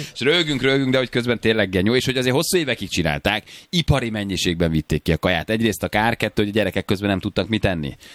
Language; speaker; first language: Hungarian; native; Hungarian